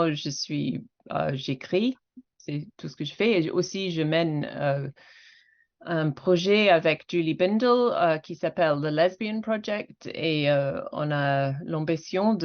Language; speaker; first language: French; non-native, fluent; English